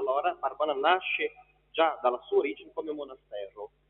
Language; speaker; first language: Italian; non-native, fluent; Portuguese